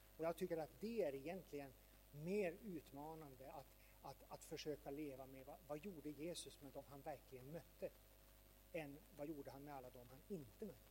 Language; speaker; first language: Swedish; native; Swedish